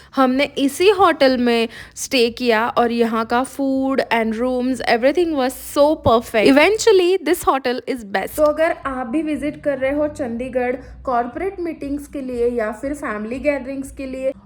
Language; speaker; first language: Hindi; non-native, local second language; Marathi